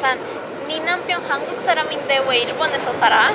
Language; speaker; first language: Korean; non-native, learner; Spanish